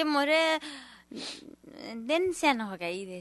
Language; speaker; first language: Japanese; non-native, learner; Nepali